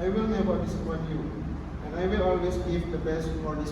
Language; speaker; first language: English; non-native, learner; Indonesian